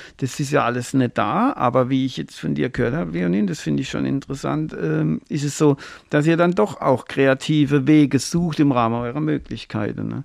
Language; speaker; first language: German; native; German